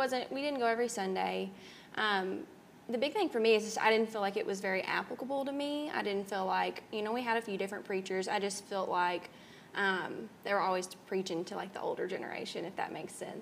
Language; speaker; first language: English; native; English